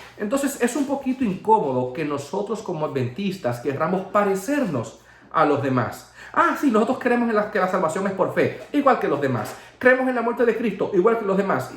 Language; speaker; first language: Spanish; native; Spanish